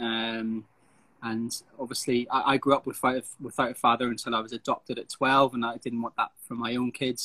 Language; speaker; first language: English; native; English